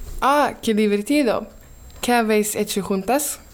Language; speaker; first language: Spanish; non-native, learner; Swedish